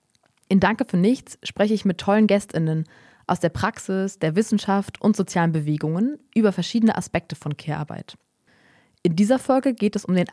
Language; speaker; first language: German; native; German